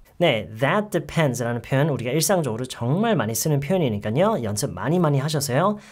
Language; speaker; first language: Korean; native; Korean